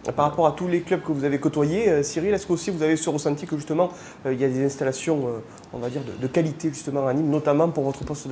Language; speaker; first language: French; native; French